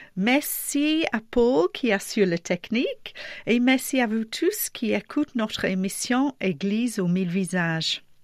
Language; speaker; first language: French; non-native, fluent; English